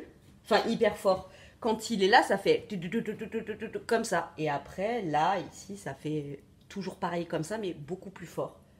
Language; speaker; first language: French; native; French